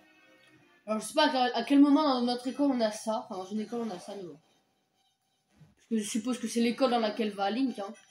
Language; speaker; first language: French; native; French